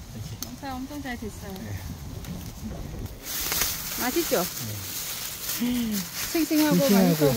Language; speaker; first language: Korean; non-native, learner; Vietnamese